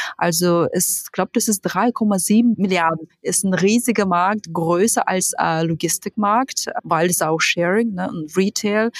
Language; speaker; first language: German; non-native, fluent; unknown